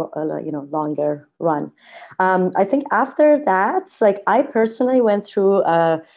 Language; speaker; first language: English; non-native, fluent; Persian